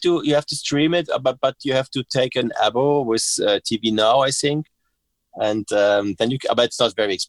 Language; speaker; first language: English; non-native, fluent; German